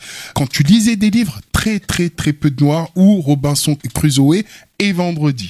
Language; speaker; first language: French; early bilingual, other home language; Wolof